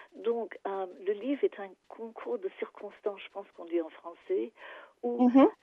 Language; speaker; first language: French; non-native, fluent; English